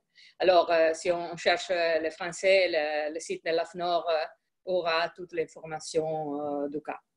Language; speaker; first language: French; non-native, fluent; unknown